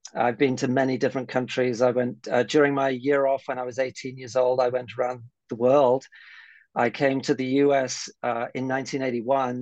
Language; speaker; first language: English; native; English